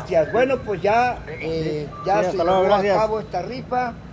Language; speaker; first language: Spanish; native; Spanish